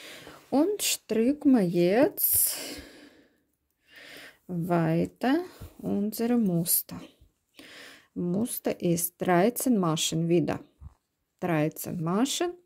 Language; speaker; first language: German; non-native, learner; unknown